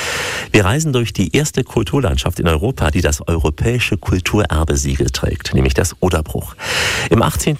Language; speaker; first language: German; native; German